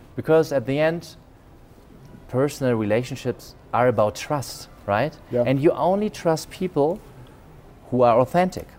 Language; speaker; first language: English; non-native, fluent; German